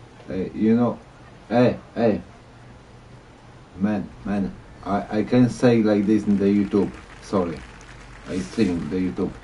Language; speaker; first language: English; non-native, learner; Polish